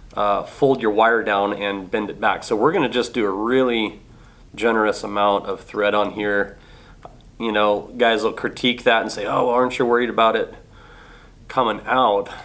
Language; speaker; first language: English; native; English